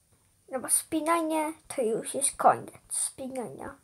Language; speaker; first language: Polish; early bilingual, heritage; Polish